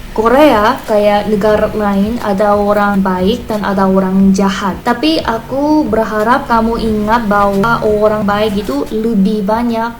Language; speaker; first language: Indonesian; non-native, fluent; Korean